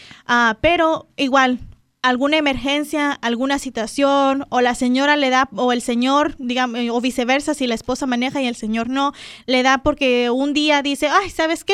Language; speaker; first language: Spanish; native; Spanish